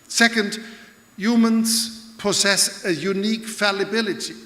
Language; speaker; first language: English; non-native, fluent; German